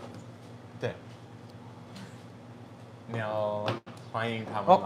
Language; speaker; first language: Chinese; non-native, fluent; English